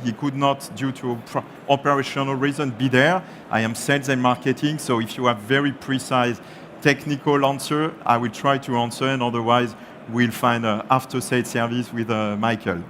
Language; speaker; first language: English; non-native, fluent; French